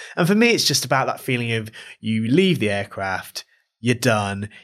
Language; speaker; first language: English; native; English